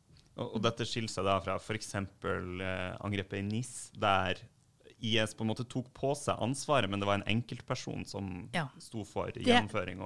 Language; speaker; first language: Norwegian; native; Norwegian